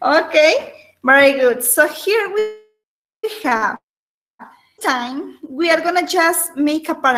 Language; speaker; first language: English; non-native, learner; Spanish